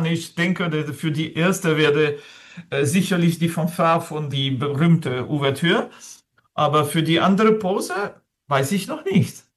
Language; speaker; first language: German; non-native, learner; French